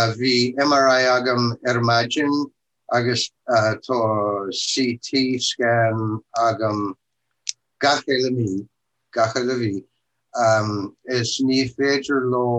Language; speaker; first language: Irish; non-native, learner; English